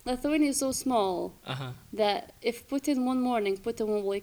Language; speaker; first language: English; non-native, fluent; Lithuanian